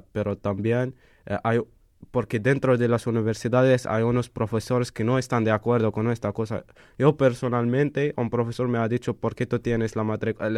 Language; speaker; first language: Spanish; non-native, fluent; Arabic